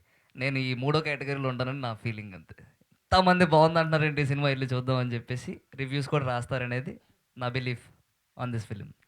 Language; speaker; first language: Telugu; native; Telugu